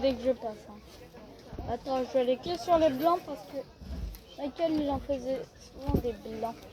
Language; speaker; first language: French; native; French